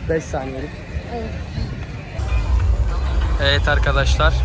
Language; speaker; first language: Turkish; native; Turkish